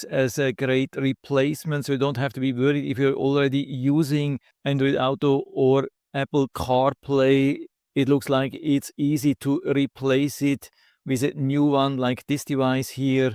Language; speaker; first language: English; non-native, fluent; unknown